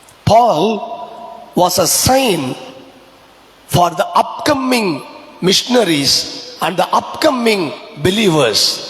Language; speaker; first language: English; non-native, local second language; Tamil